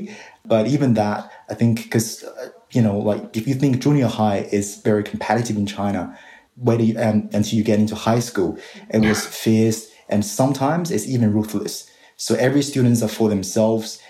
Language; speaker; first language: English; non-native, fluent; Chinese